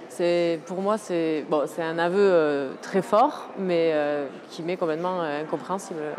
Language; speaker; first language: French; native; French